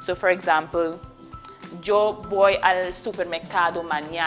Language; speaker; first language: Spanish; non-native, fluent; English